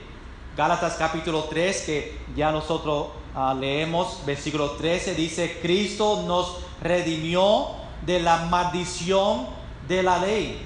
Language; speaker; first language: Spanish; non-native, fluent; English